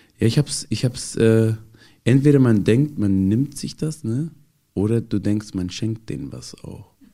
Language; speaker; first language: German; early bilingual, other home language; Tigrinya